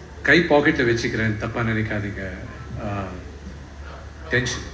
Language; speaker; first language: Tamil; non-native, local second language; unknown